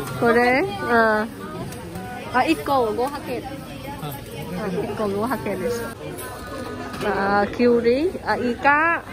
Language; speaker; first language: Japanese; non-native, learner; Vietnamese